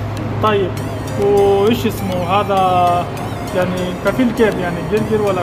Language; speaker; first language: Arabic; non-native, learner; Urdu